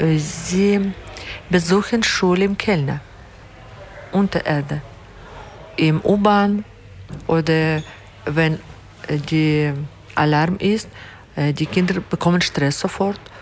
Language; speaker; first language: German; non-native, learner; Ukrainian